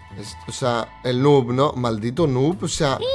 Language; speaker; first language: Spanish; native; Spanish